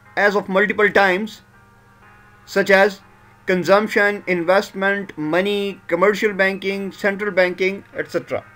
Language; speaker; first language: English; non-native, local second language; Urdu